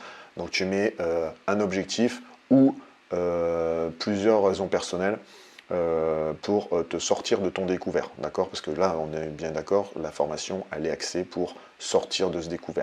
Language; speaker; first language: French; native; French